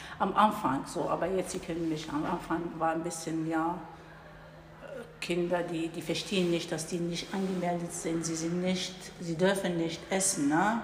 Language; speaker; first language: German; non-native, learner; Arabic